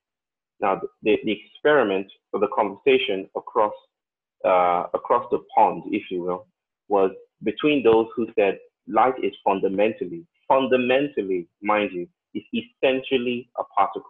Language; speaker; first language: English; non-native, local second language; Yoruba